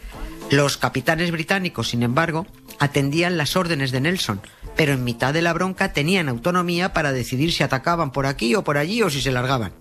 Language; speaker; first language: Spanish; native; Spanish